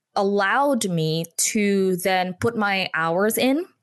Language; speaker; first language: English; non-native, fluent; Indonesian